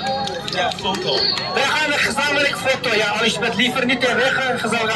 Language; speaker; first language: Dutch; non-native, learner; Uyghur